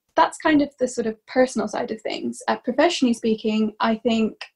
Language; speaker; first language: English; native; English